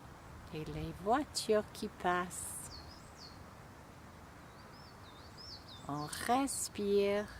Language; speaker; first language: French; non-native, fluent; English